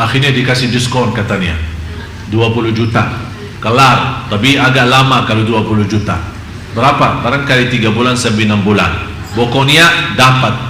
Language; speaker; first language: Malay; non-native, fluent; Arabic